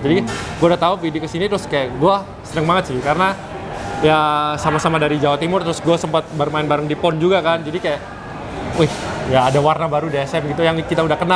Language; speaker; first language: Indonesian; native; Indonesian